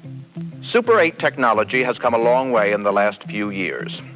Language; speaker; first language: English; native; English